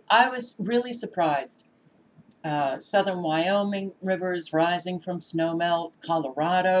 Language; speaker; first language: English; native; English